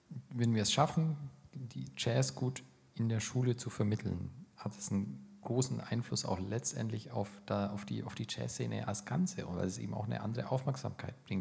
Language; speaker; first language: German; native; German